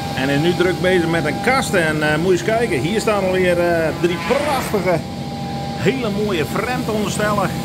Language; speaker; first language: Dutch; non-native, local second language; Western Frisian